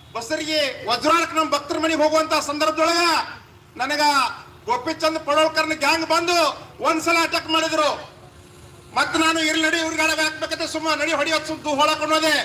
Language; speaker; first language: Kannada; native; Kannada